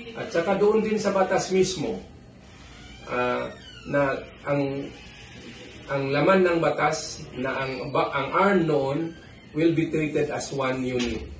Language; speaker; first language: Filipino; non-native, local second language; Tausug